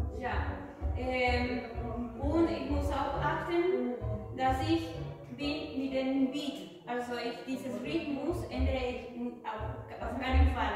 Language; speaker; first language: German; non-native, fluent; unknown